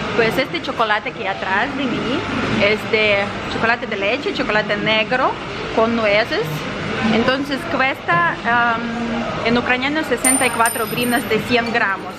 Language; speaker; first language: Spanish; non-native, fluent; Ukrainian